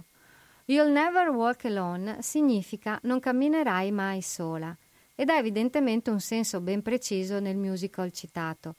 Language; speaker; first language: Italian; native; Italian